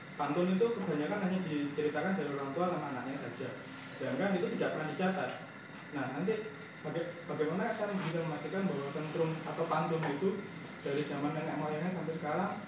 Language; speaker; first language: Indonesian; native; Indonesian